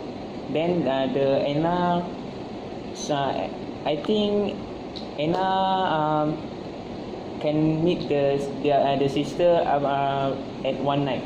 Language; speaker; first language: English; non-native, local second language; Malay